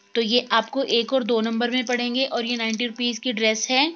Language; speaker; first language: Hindi; native; Hindi